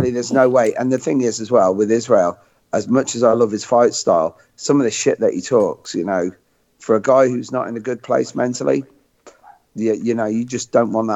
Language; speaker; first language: English; native; English